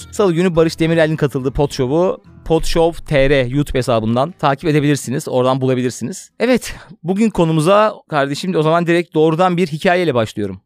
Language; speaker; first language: Turkish; native; Turkish